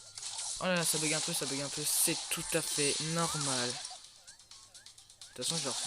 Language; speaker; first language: French; native; French